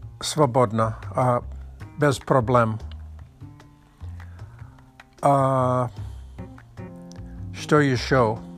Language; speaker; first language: Russian; non-native, learner; English